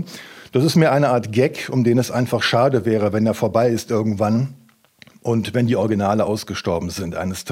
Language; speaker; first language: German; native; German